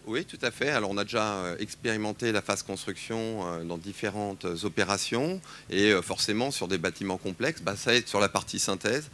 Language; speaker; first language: French; native; French